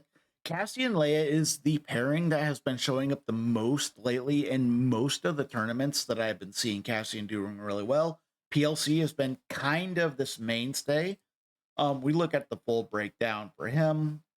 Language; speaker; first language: English; native; English